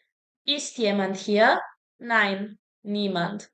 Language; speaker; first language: German; non-native, fluent; Serbian